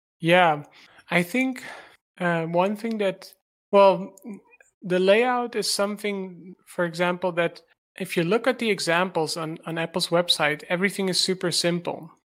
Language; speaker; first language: English; non-native, fluent; Dutch